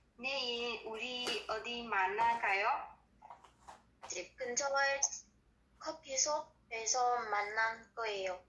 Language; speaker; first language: Korean; non-native, learner; Vietnamese